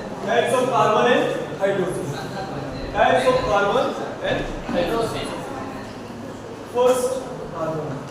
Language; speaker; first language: English; non-native, local second language; Hindi